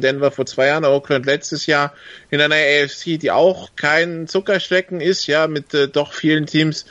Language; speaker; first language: German; native; German